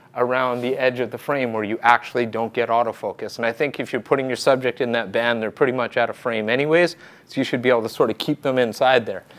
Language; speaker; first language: English; native; English